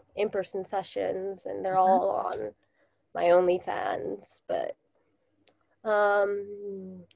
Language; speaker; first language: English; non-native, fluent; Japanese